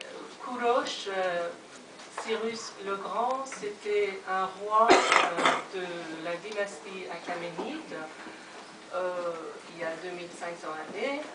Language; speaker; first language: French; non-native, fluent; Persian